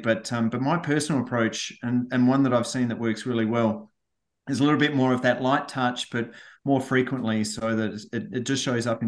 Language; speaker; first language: English; native; English